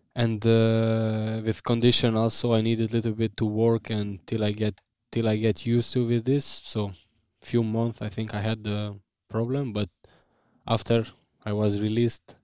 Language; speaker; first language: English; non-native, fluent; Albanian